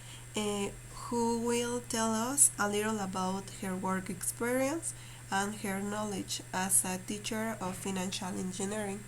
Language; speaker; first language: English; non-native, learner; Spanish